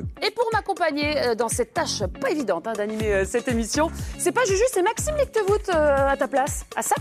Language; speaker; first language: French; native; French